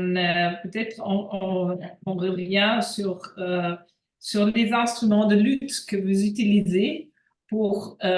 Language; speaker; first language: French; non-native, fluent; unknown